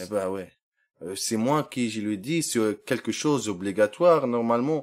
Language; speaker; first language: French; non-native, learner; Arabic